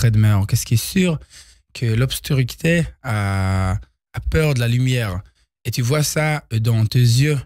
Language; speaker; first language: French; early bilingual, heritage; Hebrew